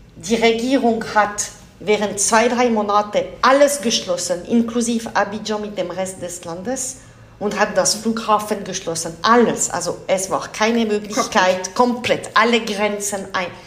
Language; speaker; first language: German; non-native, local second language; French